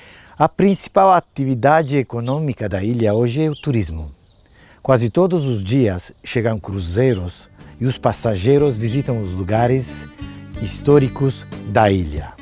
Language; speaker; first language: Portuguese; non-native, fluent; Turkish